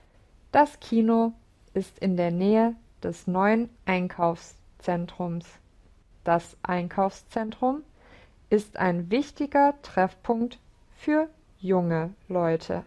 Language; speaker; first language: German; non-native, learner; English